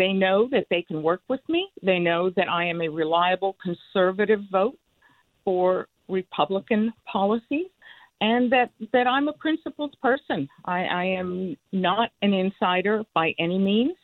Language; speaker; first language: English; non-native, fluent; Spanish